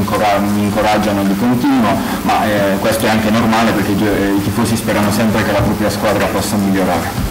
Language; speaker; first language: Italian; native; Italian